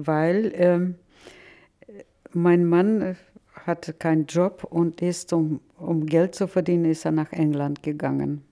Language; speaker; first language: German; non-native, fluent; Russian